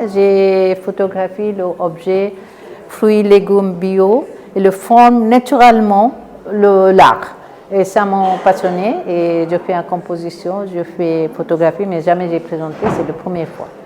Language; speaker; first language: French; non-native, learner; Bangla